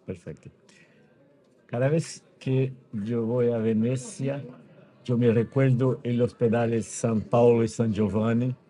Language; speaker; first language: Spanish; non-native, fluent; Portuguese